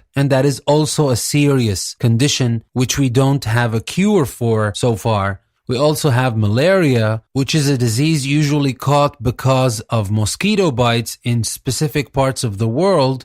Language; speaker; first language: English; non-native, fluent; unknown